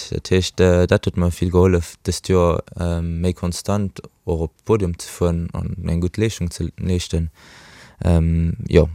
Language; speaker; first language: Luxembourgish; early bilingual, other home language; Portuguese